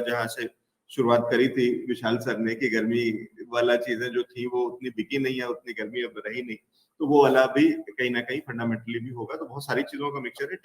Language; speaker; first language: Hindi; native; Hindi